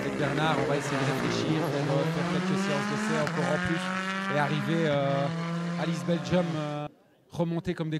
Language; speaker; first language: French; native; French